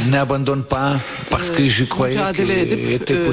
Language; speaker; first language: French; non-native, learner; Portuguese